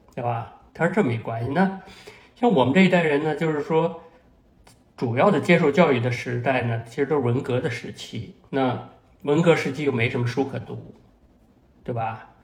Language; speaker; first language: Chinese; native; Chinese